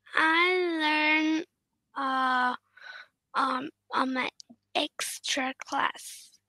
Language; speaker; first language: English; non-native, learner; Vietnamese